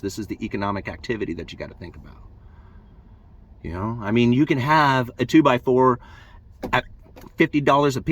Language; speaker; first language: English; native; English